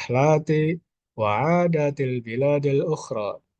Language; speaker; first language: Arabic; non-native, learner; Indonesian